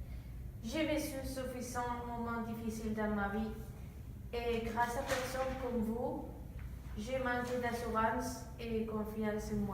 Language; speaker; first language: French; non-native, learner; Spanish